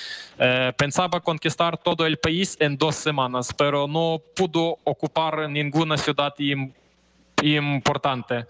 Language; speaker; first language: Spanish; non-native, fluent; Ukrainian